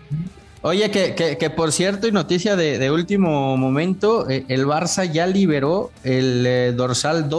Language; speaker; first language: Spanish; native; Spanish